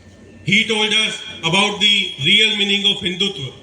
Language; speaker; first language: English; non-native, local second language; Hindi